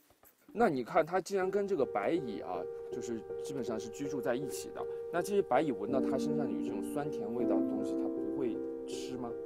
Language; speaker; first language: Chinese; native; Chinese